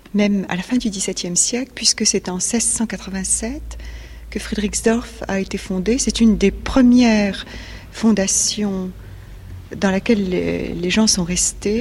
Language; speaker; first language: French; native; French